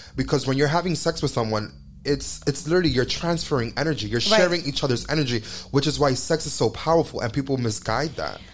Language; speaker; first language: English; native; English